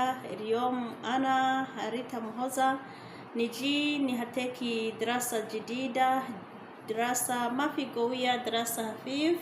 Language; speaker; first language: Arabic; non-native, learner; Rundi